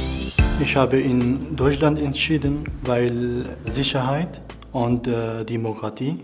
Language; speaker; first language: German; non-native, learner; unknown